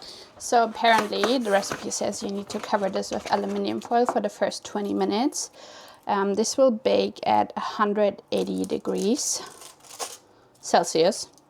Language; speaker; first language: English; non-native, fluent; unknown